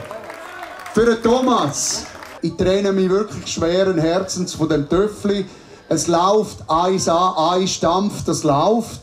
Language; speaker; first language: German; native; German